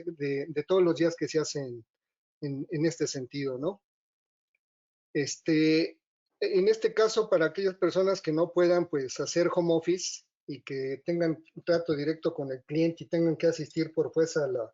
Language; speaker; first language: Spanish; native; Spanish